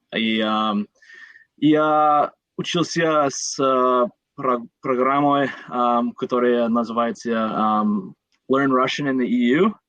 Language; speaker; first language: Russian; non-native, learner; English